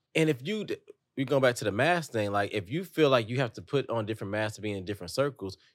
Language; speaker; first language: English; native; English